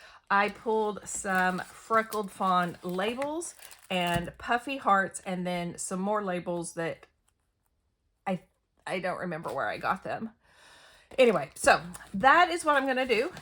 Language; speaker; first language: English; native; English